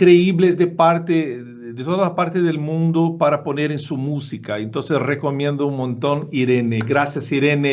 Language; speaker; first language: Spanish; non-native, fluent; Portuguese